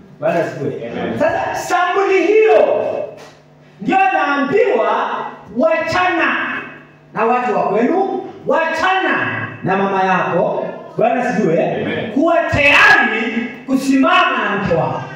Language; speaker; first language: Swahili; non-native, local second language; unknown